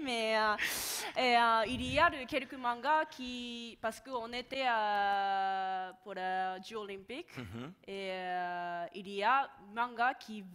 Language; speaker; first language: French; non-native, learner; Japanese